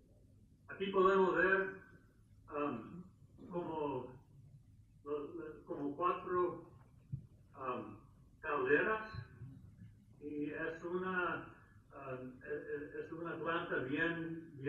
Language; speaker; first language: Spanish; non-native, fluent; English